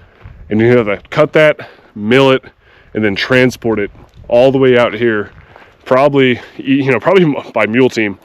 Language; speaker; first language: English; native; English